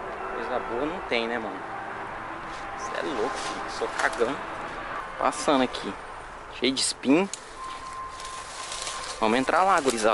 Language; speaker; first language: Portuguese; native; Portuguese